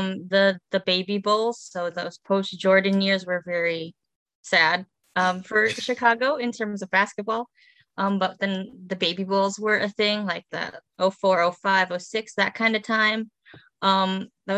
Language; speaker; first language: English; native; English